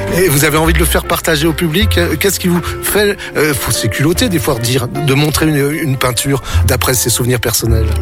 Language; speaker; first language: French; native; French